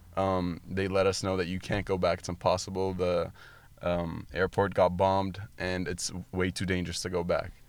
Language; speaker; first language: English; early bilingual, other home language; Arabic